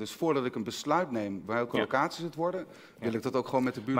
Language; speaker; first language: Dutch; native; Dutch